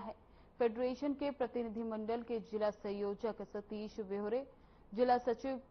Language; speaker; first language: Hindi; native; Hindi